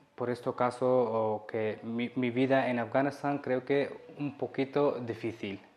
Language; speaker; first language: Spanish; non-native, learner; Persian